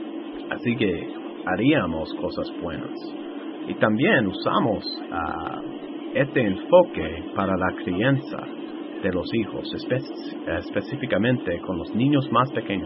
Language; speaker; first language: Spanish; non-native, fluent; English